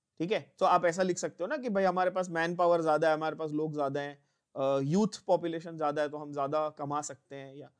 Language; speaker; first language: Hindi; native; Hindi